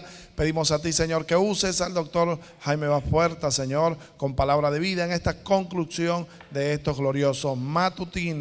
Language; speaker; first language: Spanish; native; Spanish